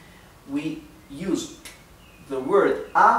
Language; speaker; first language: English; non-native, fluent; Spanish